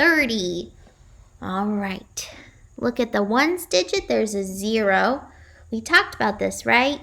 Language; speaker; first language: English; native; English